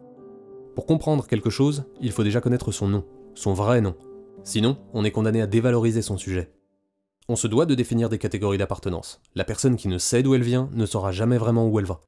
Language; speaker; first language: French; native; French